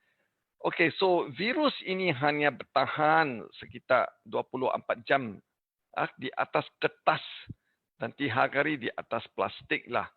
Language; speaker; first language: Indonesian; non-native, learner; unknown